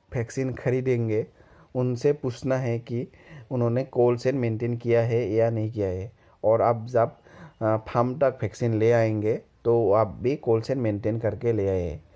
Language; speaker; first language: Hindi; non-native, local second language; Assamese